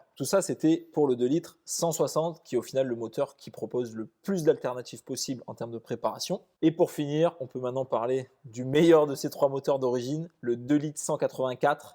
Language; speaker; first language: French; native; French